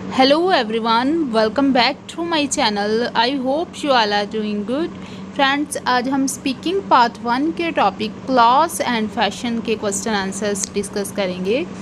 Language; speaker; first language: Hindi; non-native, local second language; Punjabi